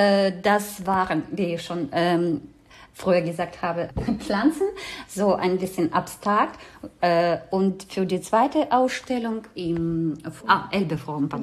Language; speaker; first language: German; non-native, learner; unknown